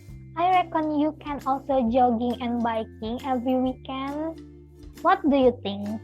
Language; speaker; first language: English; non-native, learner; Indonesian